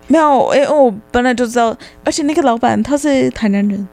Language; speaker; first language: Chinese; non-native, fluent; English